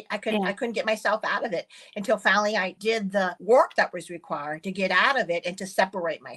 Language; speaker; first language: English; early bilingual, other home language; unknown